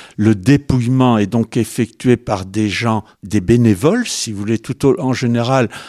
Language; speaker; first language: French; native; French